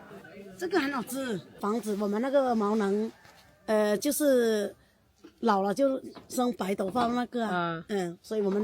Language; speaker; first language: Chinese; non-native, local second language; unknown